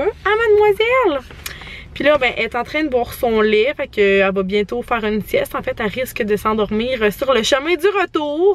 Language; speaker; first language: French; native; French